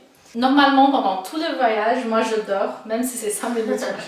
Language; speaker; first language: French; non-native, fluent; Portuguese